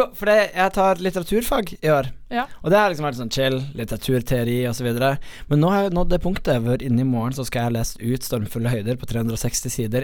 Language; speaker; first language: Norwegian; native; Norwegian